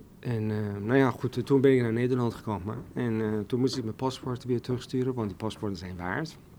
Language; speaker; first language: Dutch; non-native, fluent; Persian